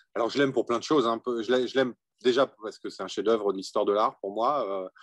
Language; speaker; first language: French; native; French